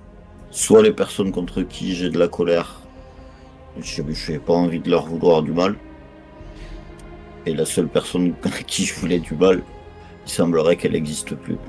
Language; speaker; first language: French; native; French